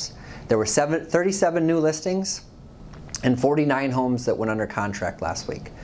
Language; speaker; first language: English; native; English